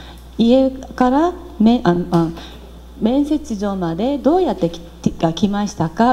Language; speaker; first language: Japanese; non-native, fluent; Korean